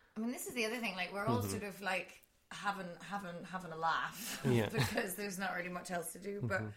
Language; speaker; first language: English; native; English